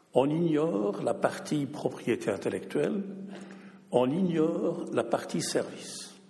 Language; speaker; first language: French; non-native, local second language; German